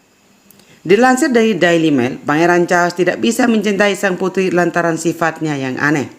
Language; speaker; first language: Indonesian; native; Indonesian